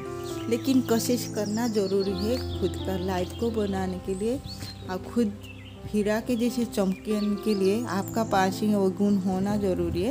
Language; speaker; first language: Hindi; non-native, local second language; Odia